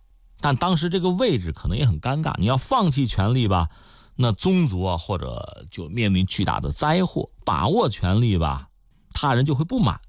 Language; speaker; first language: Chinese; native; Chinese